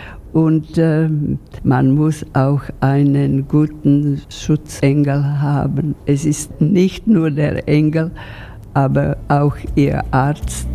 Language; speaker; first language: German; non-native, fluent; Slovak